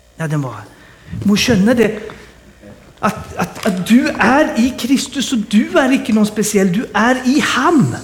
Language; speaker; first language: Swedish; native; Swedish